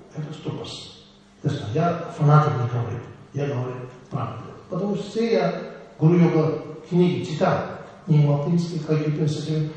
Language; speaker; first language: Russian; non-native, learner; Tibetan